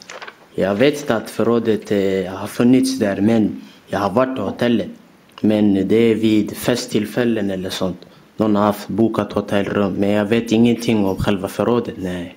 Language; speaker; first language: Swedish; early bilingual, other home language; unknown